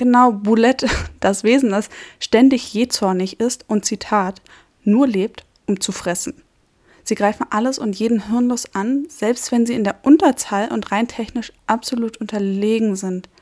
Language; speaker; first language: German; native; German